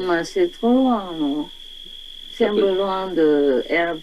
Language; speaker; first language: French; non-native, learner; Vietnamese